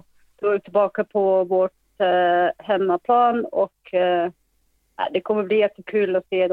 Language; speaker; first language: Swedish; non-native, fluent; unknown